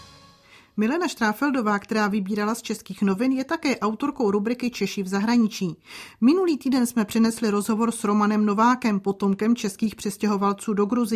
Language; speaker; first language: Czech; native; Czech